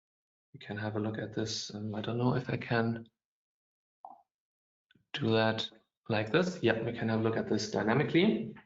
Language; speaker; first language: English; non-native, fluent; German